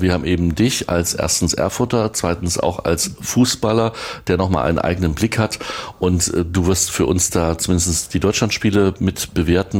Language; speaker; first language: German; native; German